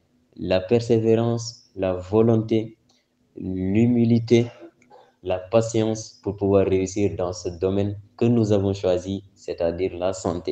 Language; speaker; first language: French; non-native, local second language; Wolof